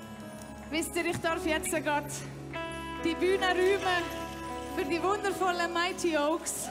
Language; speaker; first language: German; native; German